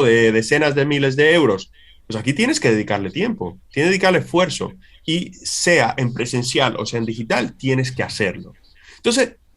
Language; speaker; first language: Spanish; native; Spanish